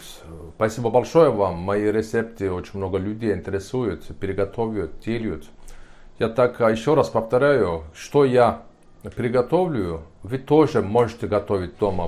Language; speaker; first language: Russian; non-native, learner; Turkish